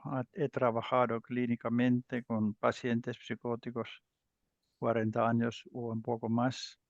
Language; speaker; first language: Spanish; non-native, learner; Finnish